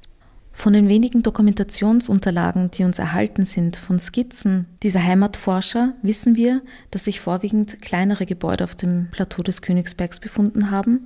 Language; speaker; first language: German; native; German